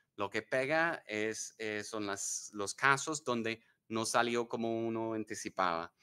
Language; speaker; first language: Spanish; non-native, fluent; English